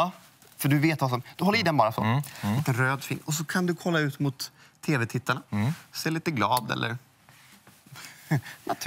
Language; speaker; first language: Swedish; native; Swedish